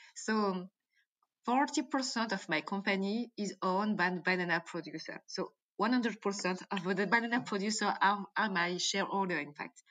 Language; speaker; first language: English; non-native, fluent; French